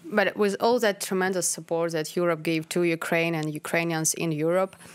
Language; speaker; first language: English; non-native, fluent; Ukrainian